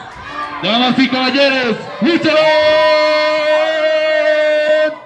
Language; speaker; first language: Spanish; native; Spanish